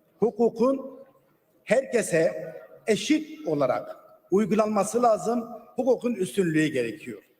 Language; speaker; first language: Turkish; non-native, local second language; Kurdish